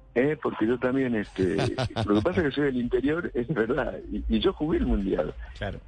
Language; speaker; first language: Spanish; native; Spanish